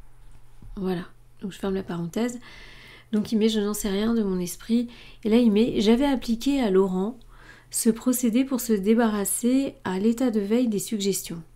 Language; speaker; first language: French; native; French